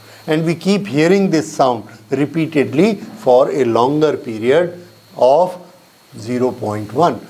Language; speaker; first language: English; non-native, local second language; Hindi